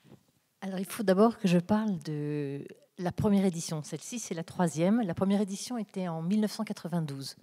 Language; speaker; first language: French; native; French